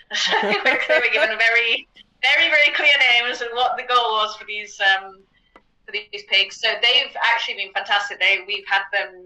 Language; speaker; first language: English; native; English